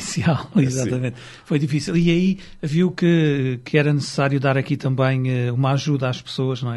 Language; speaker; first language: Portuguese; native; Portuguese